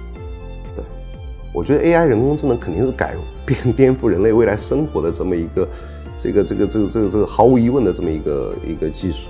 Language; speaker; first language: Chinese; native; Chinese